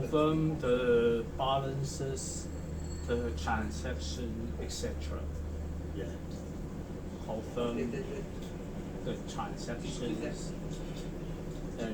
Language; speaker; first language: English; non-native, learner; Chinese